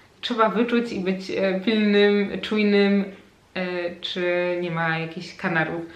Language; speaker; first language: Polish; native; Polish